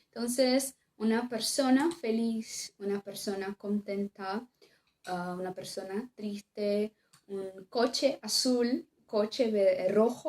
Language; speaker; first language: Spanish; non-native, fluent; Portuguese